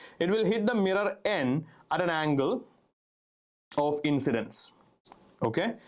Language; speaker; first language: English; non-native, local second language; Malayalam